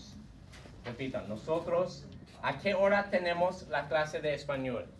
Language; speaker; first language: Spanish; non-native, fluent; English